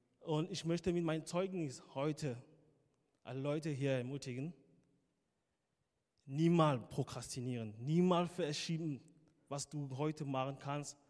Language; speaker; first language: German; non-native, fluent; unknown